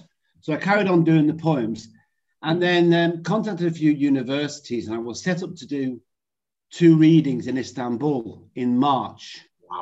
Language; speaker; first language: English; native; English